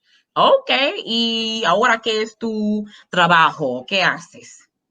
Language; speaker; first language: Spanish; non-native, fluent; English